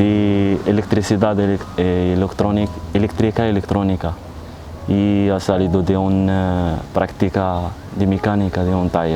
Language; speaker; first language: Spanish; non-native, learner; Arabic